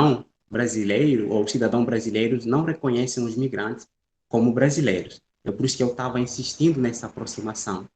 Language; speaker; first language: Portuguese; non-native, local second language; Upper Guinea Crioulo